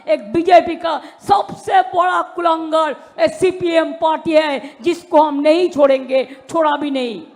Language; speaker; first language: Hindi; non-native, local second language; Bangla